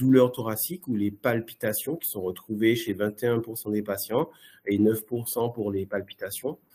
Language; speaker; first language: French; native; French